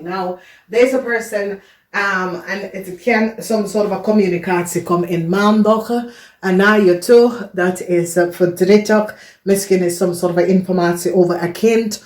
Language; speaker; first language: Dutch; non-native, learner; English